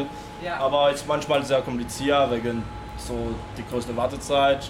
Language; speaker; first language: German; non-native, learner; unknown